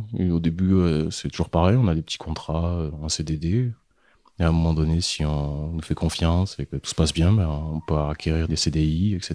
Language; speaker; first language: French; native; French